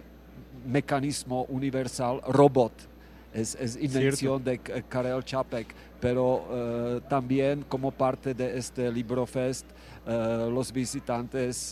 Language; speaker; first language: Spanish; non-native, fluent; Czech